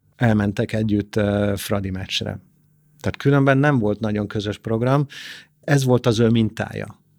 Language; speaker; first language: Hungarian; non-native, fluent; Italian